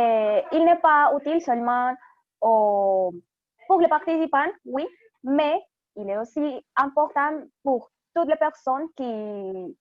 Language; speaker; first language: French; non-native, fluent; Spanish